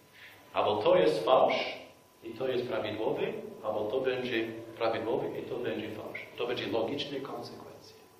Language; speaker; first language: Polish; non-native, fluent; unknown